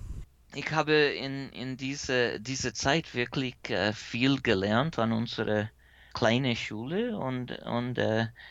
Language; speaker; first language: German; early bilingual, heritage; English